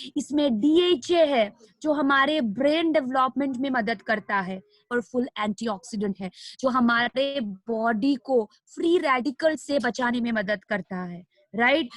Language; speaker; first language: Hindi; non-native, local second language; Nepali